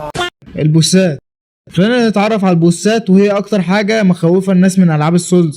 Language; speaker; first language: Arabic; native; Arabic